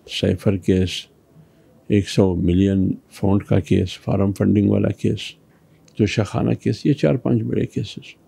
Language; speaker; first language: Urdu; non-native, local second language; Pashto